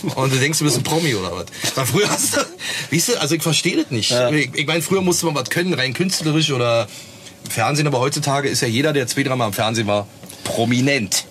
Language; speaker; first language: German; native; German